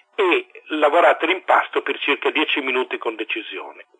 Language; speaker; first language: Italian; native; Italian